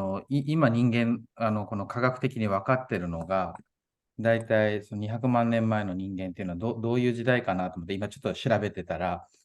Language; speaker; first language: Japanese; native; Japanese